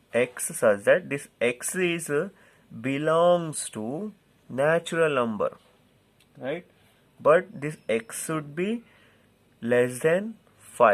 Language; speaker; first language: English; non-native, local second language; Telugu